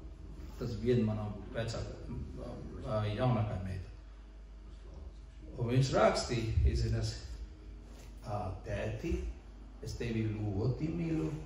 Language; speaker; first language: Latvian; non-native, learner; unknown